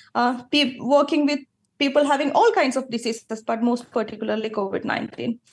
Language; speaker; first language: English; non-native, local second language; Malayalam